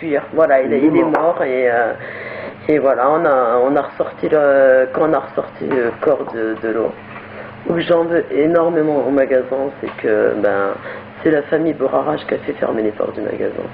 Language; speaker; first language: French; native; French